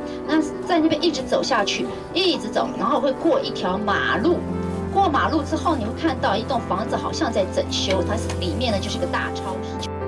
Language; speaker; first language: Chinese; native; Chinese